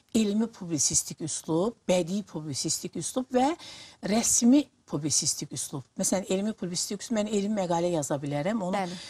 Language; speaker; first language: Azerbaijani; native; Azerbaijani